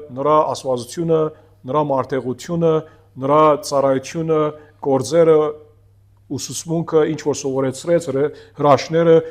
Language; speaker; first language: Armenian; early bilingual, heritage; Armenian